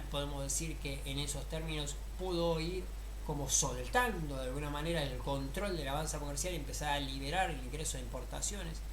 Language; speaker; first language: Spanish; native; Spanish